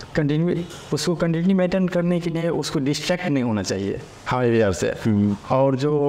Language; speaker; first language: Hindi; native; Hindi